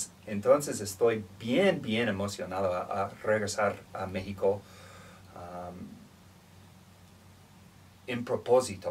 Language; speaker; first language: Spanish; non-native, fluent; English